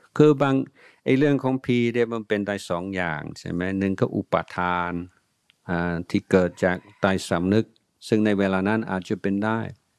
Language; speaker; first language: Thai; non-native, fluent; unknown